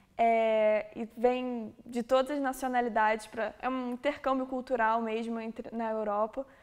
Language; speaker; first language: Portuguese; native; Portuguese